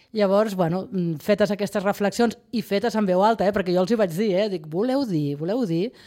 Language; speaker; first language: Catalan; native; Catalan